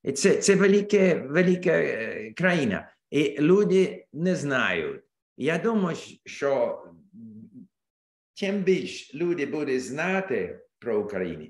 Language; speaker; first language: Ukrainian; non-native, learner; English